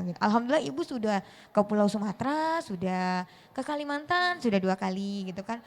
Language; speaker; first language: Indonesian; native; Indonesian